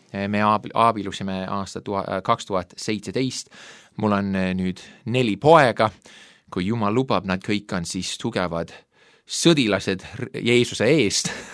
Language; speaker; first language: Estonian; non-native, fluent; English